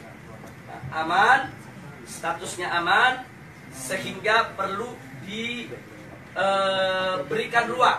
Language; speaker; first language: Indonesian; native; Indonesian